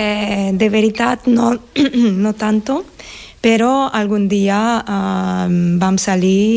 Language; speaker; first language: Catalan; non-native, learner; Spanish